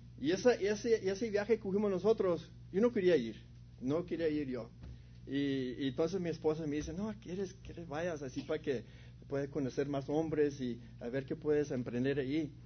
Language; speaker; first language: Spanish; early bilingual, heritage; Spanish